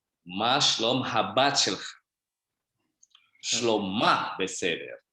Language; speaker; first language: Hebrew; non-native, fluent; Indonesian